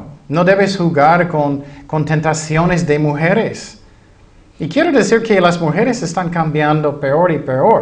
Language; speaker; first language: Spanish; non-native, fluent; English